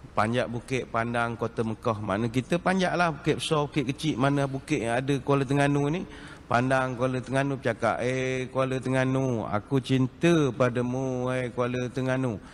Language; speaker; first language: Malay; native; Malay